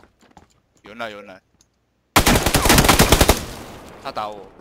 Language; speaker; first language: Chinese; native; Chinese